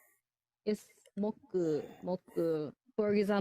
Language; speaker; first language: English; non-native, learner; Japanese